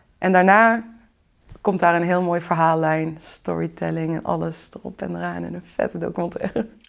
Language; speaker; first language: Dutch; early bilingual, other home language; Arabic